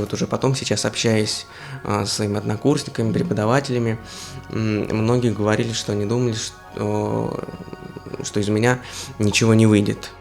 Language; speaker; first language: Russian; native; Russian